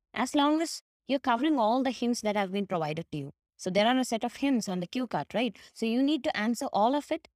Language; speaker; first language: English; non-native, local second language; Malayalam